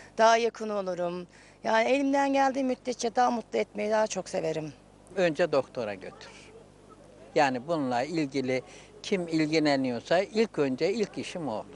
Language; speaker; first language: Turkish; native; Turkish